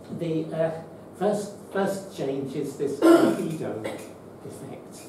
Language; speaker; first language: English; native; English